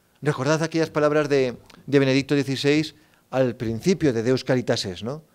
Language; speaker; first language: Spanish; native; Spanish